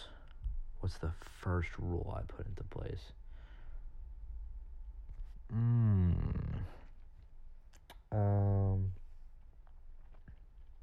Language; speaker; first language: English; native; English